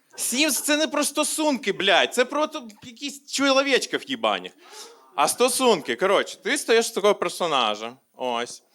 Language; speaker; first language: Ukrainian; non-native, local second language; Russian